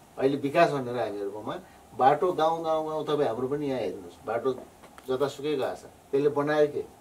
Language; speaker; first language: Nepali; native; Nepali